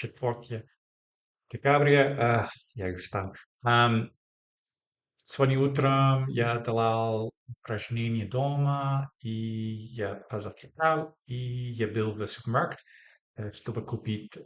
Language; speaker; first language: Russian; non-native, learner; English